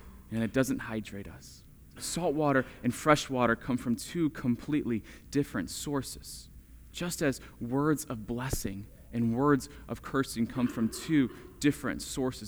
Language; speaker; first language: English; native; English